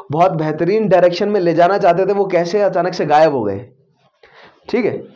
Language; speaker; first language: Hindi; native; Hindi